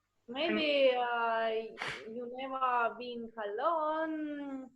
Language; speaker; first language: English; non-native, learner; Russian